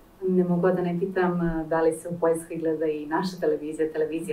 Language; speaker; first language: Serbian; native; Serbian